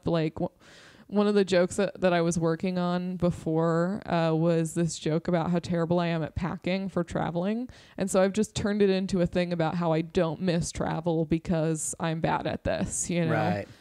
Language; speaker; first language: English; native; English